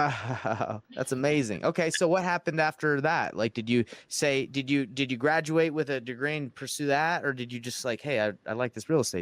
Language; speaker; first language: English; native; English